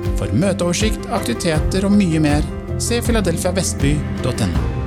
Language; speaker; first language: Norwegian; non-native, fluent; Russian